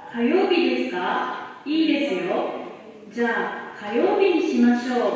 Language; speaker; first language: Japanese; non-native, learner; Indonesian